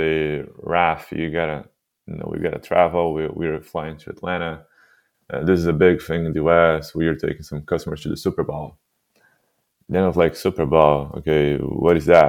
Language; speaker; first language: English; non-native, fluent; Portuguese